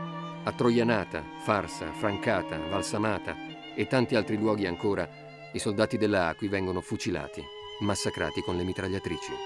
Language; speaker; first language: Italian; native; Italian